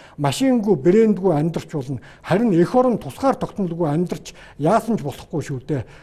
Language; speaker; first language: Mongolian; native; Mongolian